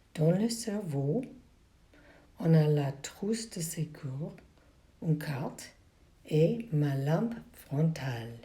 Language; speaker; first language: French; non-native, learner; English